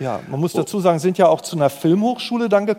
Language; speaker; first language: German; native; German